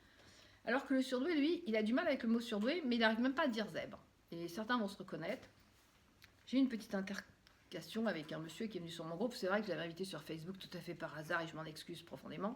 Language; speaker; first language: French; native; French